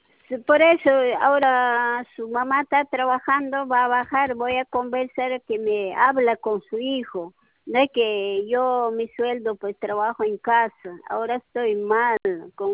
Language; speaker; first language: Spanish; non-native, local second language; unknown